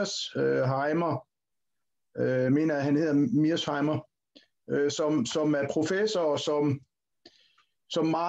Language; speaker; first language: Danish; native; Danish